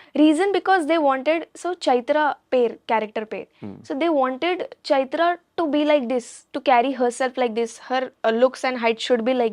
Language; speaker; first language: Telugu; non-native, learner; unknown